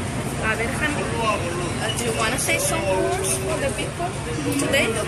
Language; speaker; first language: English; non-native, learner; Spanish